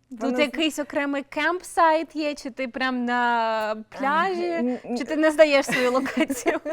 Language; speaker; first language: Ukrainian; native; Ukrainian